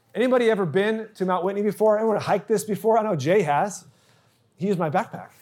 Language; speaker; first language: English; native; English